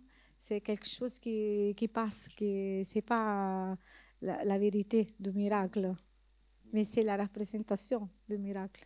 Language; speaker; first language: French; non-native, learner; Italian